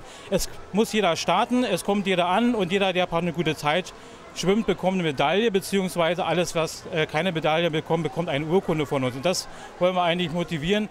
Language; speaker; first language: German; native; German